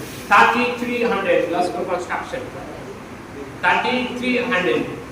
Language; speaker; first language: English; non-native, local second language; Bangla